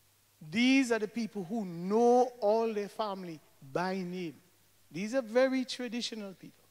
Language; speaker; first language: English; native; English